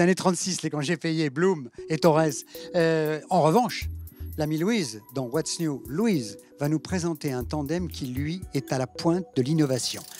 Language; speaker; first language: French; native; French